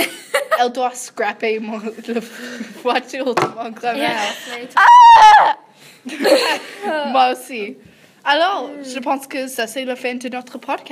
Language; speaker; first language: French; non-native, learner; English